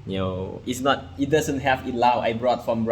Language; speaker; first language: English; non-native, learner; Lao